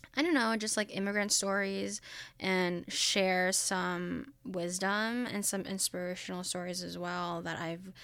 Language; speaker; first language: English; early bilingual, other home language; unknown